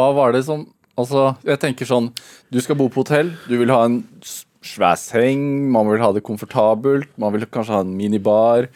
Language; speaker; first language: Norwegian; native; Norwegian